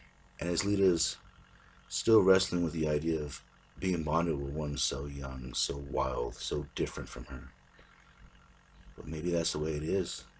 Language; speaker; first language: English; native; English